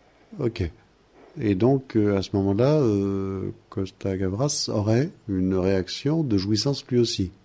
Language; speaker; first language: French; native; French